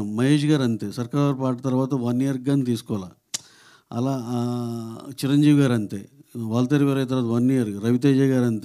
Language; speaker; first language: Telugu; native; Telugu